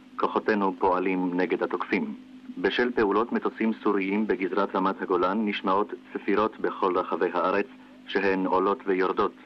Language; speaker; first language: Hebrew; early bilingual, other home language; Polish